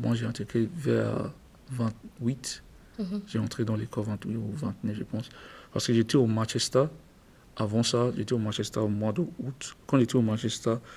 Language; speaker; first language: French; non-native, learner; English